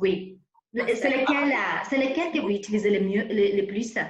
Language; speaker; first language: French; non-native, fluent; English